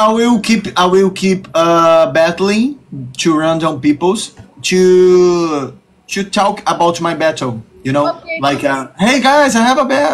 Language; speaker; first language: English; non-native, learner; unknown